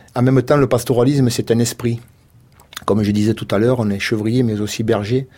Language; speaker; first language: French; native; French